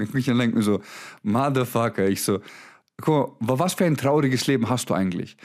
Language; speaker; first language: German; early bilingual, other home language; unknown